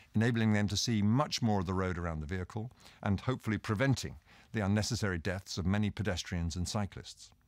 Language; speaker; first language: English; native; English